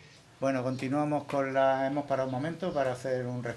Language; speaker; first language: Spanish; native; Spanish